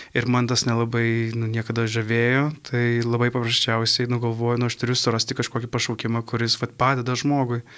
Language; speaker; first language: Lithuanian; early bilingual, heritage; Lithuanian